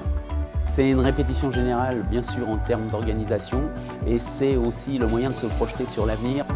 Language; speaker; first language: French; native; French